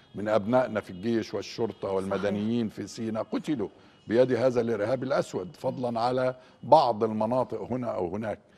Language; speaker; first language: Arabic; native; Arabic